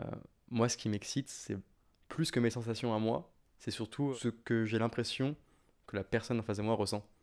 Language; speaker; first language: French; native; French